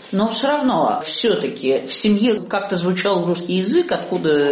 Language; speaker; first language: Russian; native; Russian